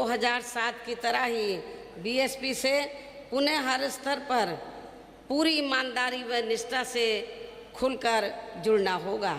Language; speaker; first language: Hindi; native; Hindi